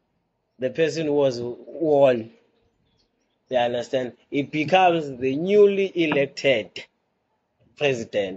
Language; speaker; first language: English; non-native, local second language; Xhosa